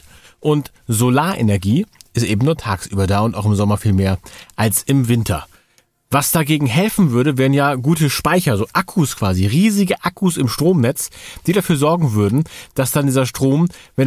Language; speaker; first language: German; native; German